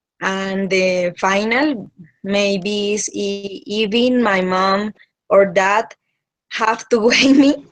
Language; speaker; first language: English; non-native, learner; Spanish